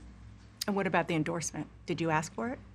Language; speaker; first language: English; native; English